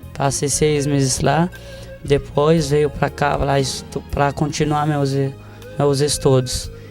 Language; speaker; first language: Portuguese; non-native, fluent; Haitian Creole